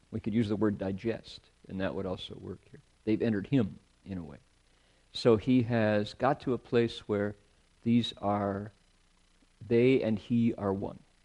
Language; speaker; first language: English; native; English